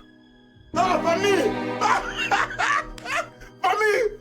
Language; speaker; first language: French; native; French